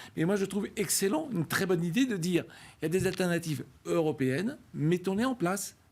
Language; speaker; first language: French; native; French